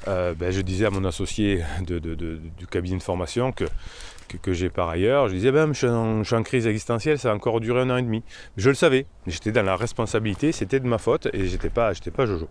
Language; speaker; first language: French; native; French